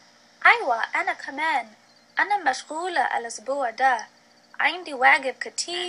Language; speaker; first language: Arabic; non-native, learner; English